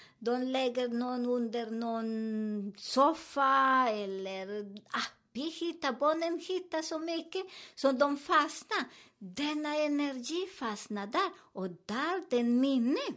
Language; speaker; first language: Swedish; non-native, fluent; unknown